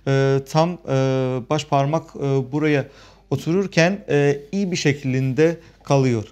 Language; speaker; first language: Turkish; non-native, fluent; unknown